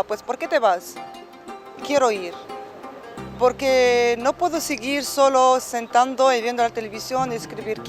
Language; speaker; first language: Spanish; non-native, fluent; Arabic